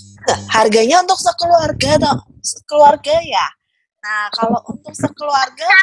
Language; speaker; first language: Indonesian; native; Indonesian